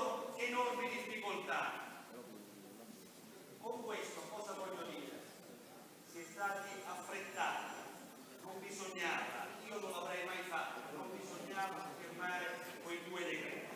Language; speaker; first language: Italian; native; Italian